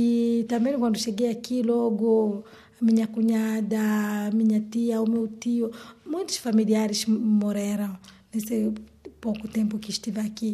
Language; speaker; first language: Portuguese; non-native, learner; Swahili